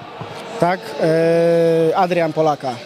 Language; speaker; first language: Polish; non-native, fluent; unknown